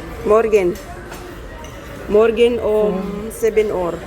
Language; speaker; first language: German; non-native, learner; Filipino